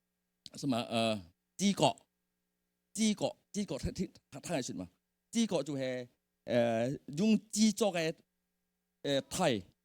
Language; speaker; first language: Chinese; early bilingual, heritage; Hakka Chinese